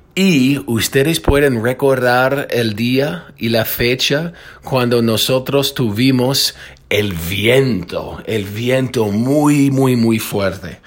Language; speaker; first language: Spanish; non-native, fluent; English